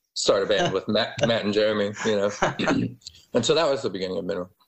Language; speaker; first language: English; native; English